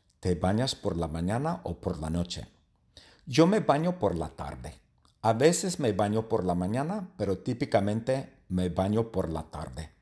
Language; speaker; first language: Spanish; non-native, learner; English